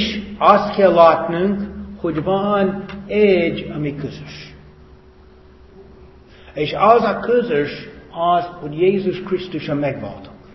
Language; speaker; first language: Hungarian; non-native, fluent; English